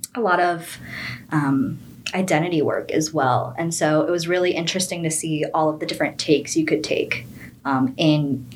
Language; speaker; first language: English; native; English